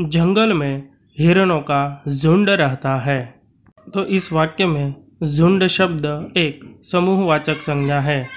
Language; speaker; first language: Hindi; non-native, local second language; Gujarati